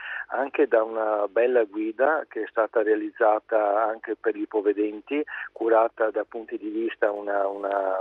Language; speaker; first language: Italian; native; Italian